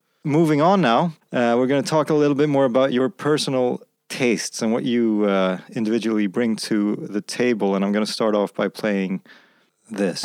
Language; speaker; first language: English; non-native, fluent; Swedish